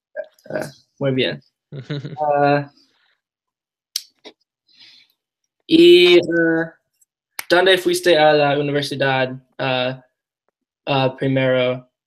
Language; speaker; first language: Spanish; non-native, learner; English